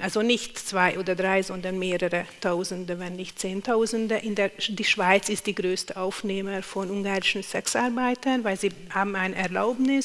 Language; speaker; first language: German; non-native, fluent; Hungarian